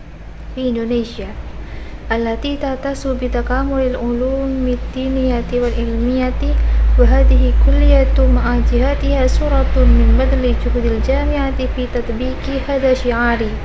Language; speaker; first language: Arabic; non-native, learner; Indonesian